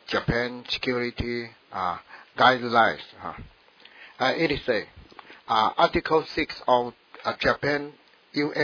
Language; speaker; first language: English; non-native, fluent; Min Nan Chinese